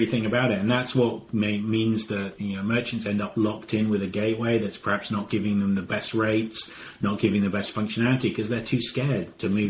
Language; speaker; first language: English; native; English